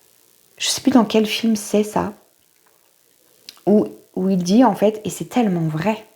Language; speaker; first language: French; native; French